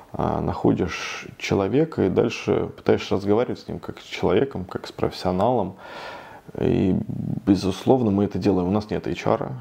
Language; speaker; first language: Russian; native; Russian